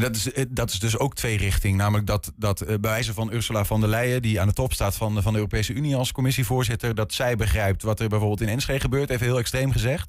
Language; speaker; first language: Dutch; native; Dutch